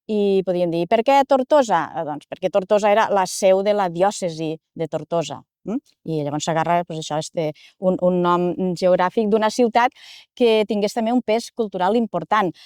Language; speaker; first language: Catalan; native; Catalan